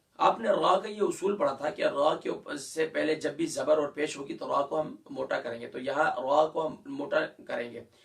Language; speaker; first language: Urdu; native; Urdu